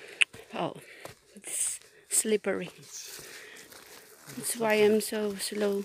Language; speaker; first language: English; non-native, local second language; Filipino